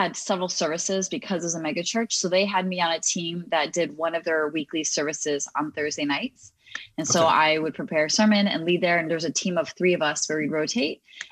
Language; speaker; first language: English; native; English